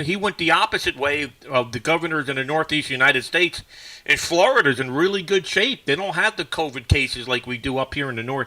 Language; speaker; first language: English; native; English